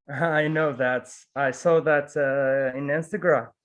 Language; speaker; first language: English; non-native, learner; Arabic